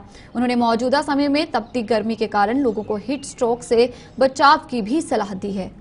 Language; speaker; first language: Hindi; native; Hindi